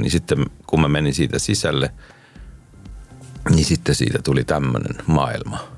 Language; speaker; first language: Finnish; native; Finnish